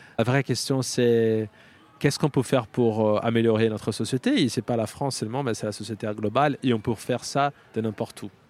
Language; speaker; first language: French; non-native, fluent; Portuguese